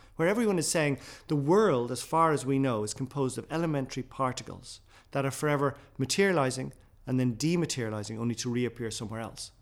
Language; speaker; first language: English; non-native, local second language; Irish